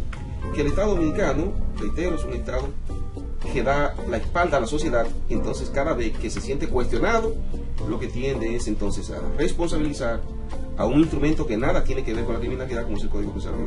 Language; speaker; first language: Spanish; native; Spanish